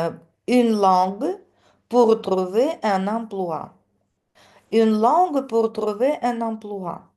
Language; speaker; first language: French; non-native, fluent; Russian